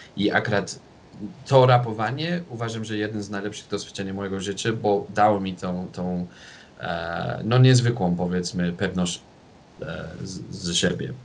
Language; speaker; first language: Polish; non-native, fluent; English